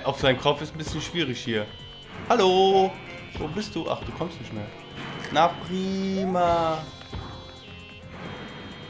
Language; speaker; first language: German; native; German